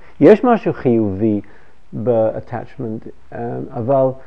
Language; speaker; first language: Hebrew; non-native, fluent; English